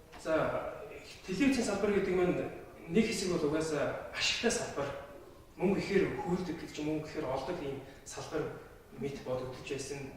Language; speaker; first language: Mongolian; non-native, local second language; Kazakh